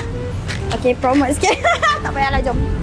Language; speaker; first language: Malay; native; Malay